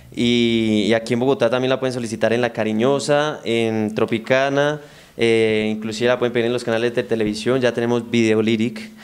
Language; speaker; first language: Spanish; native; Spanish